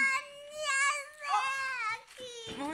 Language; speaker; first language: Spanish; early bilingual, heritage; Spanish